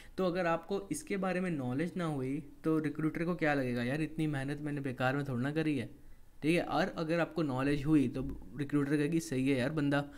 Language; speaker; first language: Hindi; native; Hindi